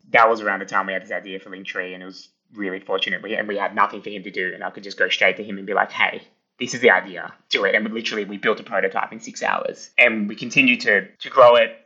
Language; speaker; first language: English; early bilingual, other home language; Italian